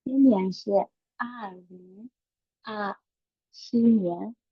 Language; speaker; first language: Chinese; non-native, learner; Burmese